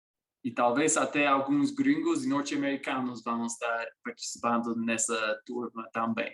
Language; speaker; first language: Portuguese; non-native, fluent; English